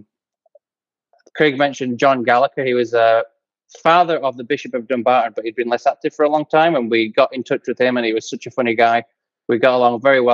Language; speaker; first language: English; native; English